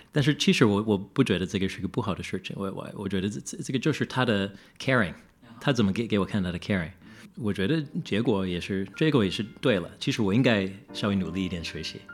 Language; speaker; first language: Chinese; non-native, fluent; English